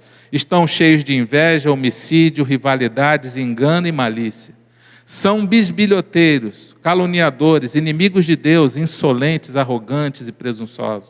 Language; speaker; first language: Portuguese; native; Portuguese